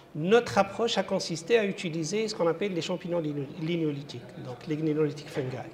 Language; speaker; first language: French; non-native, local second language; Arabic